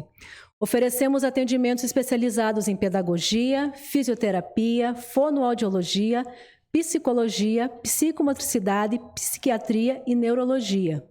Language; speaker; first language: Portuguese; native; Portuguese